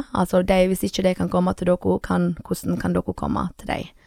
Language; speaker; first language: Norwegian; native; Norwegian